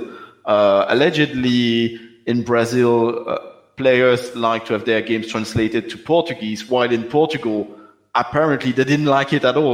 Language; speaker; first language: English; non-native, fluent; French